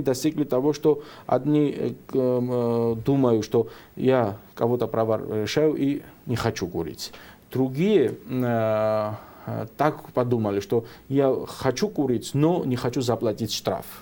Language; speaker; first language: Russian; non-native, fluent; Georgian